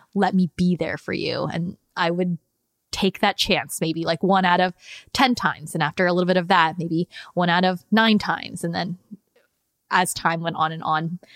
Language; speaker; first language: English; native; English